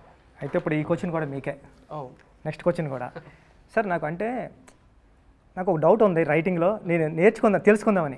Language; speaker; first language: Telugu; native; Telugu